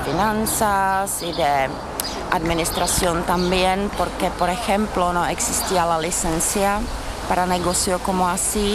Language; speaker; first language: Spanish; non-native, fluent; Czech